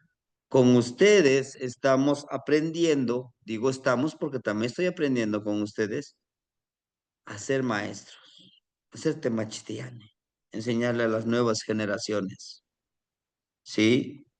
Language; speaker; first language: Spanish; native; Spanish